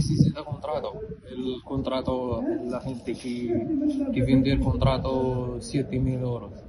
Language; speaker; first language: Spanish; non-native, learner; Arabic